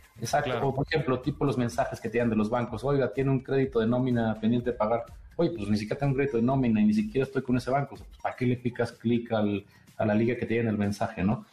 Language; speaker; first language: Spanish; native; Spanish